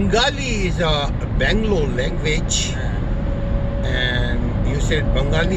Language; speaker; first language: English; non-native, fluent; Urdu